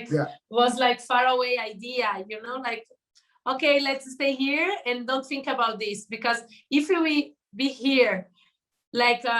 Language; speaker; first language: English; non-native, learner; Portuguese